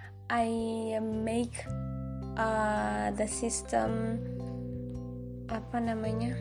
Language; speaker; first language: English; non-native, learner; Indonesian